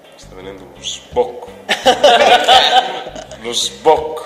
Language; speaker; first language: Italian; native; Italian